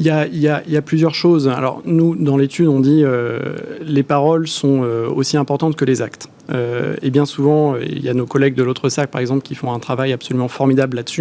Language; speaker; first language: French; native; French